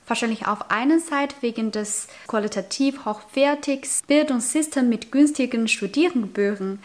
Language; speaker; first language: German; non-native, fluent; Chinese